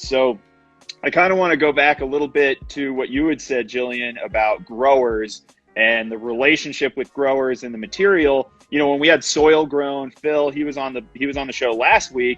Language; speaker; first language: English; native; English